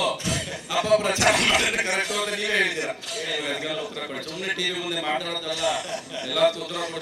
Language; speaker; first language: Kannada; native; Kannada